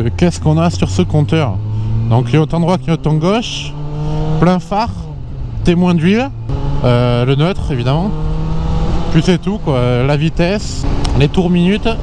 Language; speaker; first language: French; native; French